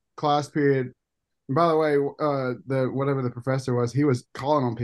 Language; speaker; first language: English; native; English